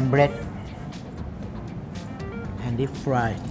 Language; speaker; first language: English; non-native, learner; Thai